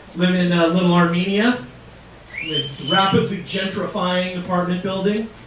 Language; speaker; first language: English; native; English